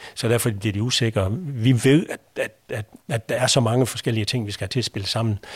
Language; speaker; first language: Danish; native; Danish